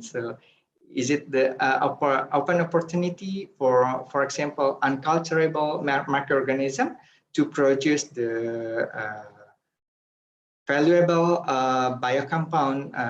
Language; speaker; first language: English; non-native, fluent; Indonesian